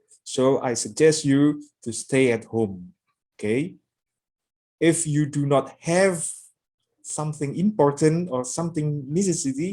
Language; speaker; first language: English; non-native, local second language; Indonesian